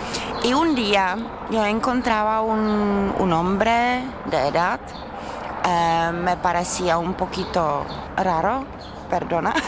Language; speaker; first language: Spanish; non-native, fluent; Czech